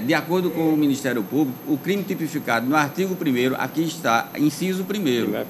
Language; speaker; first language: Portuguese; native; Portuguese